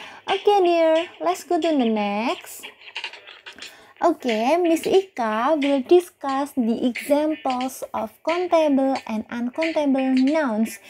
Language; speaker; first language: English; non-native, fluent; Indonesian